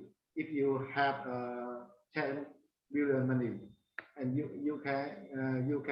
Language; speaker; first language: English; non-native, learner; Vietnamese